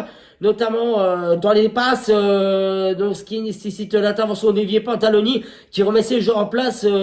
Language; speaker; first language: French; native; French